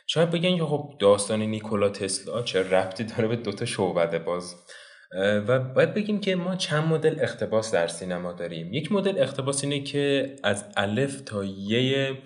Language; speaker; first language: Persian; non-native, local second language; Azerbaijani